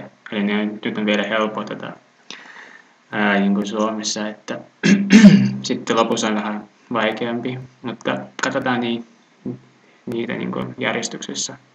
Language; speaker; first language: Finnish; non-native, fluent; Russian